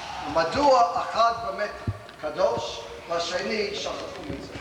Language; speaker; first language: Hebrew; non-native, fluent; English